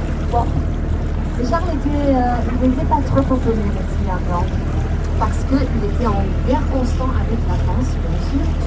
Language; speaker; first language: French; non-native, local second language; Dutch